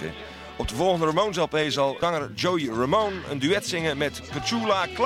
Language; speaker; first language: Dutch; native; Dutch